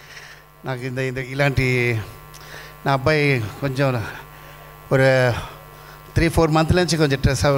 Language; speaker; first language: Telugu; non-native, learner; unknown